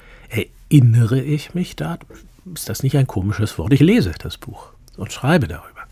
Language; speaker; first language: German; native; German